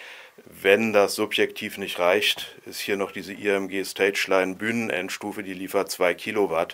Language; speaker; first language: German; native; German